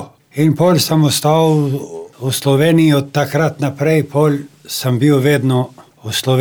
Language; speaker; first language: Slovenian; non-native, fluent; Albanian